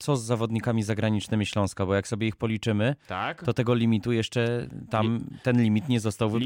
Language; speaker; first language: Polish; native; Polish